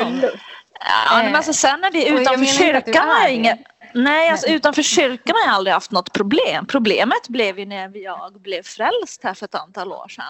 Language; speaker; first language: Swedish; native; Swedish